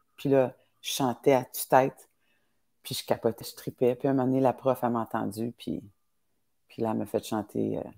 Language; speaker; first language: French; native; French